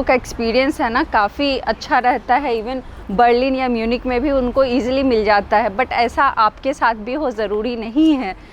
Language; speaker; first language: Hindi; native; Hindi